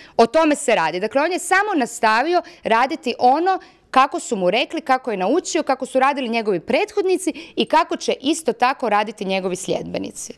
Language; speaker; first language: Croatian; native; Croatian